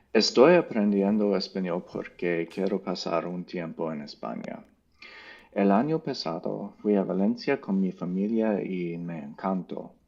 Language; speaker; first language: Spanish; non-native, learner; English